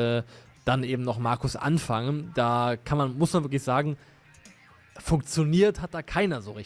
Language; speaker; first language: German; native; German